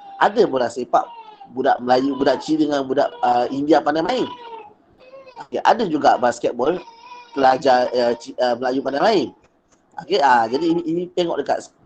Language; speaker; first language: Malay; native; Malay